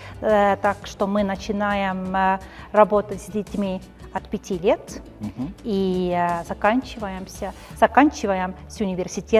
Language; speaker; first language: Russian; non-native, fluent; Estonian